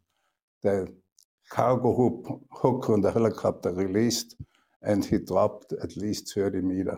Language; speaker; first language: English; non-native, fluent; German